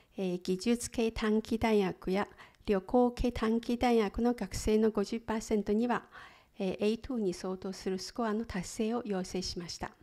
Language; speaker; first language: Japanese; non-native, fluent; Chinese